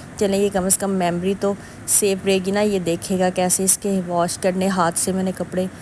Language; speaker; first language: Urdu; native; Urdu